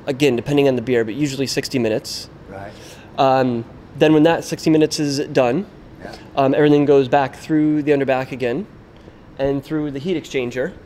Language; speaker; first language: English; native; English